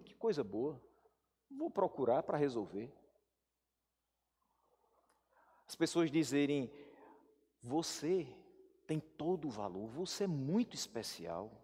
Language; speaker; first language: Portuguese; native; Portuguese